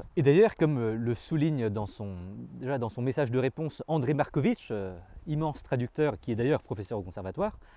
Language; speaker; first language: French; native; French